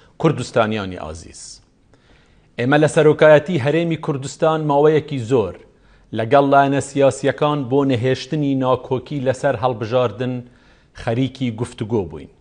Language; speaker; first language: Central Kurdish; non-native, local second language; Kurdish